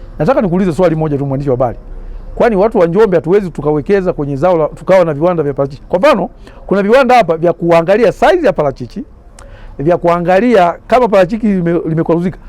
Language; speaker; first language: Swahili; native; Swahili